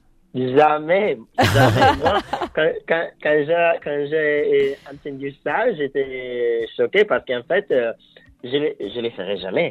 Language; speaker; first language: French; non-native, fluent; Italian